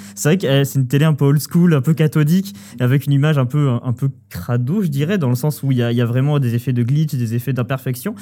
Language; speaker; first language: French; native; French